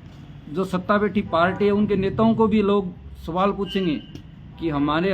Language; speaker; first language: Hindi; native; Hindi